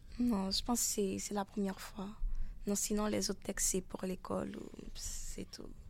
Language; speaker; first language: French; non-native, local second language; Haitian Creole